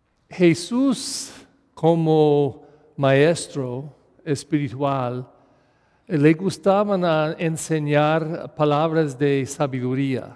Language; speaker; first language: Spanish; non-native, fluent; English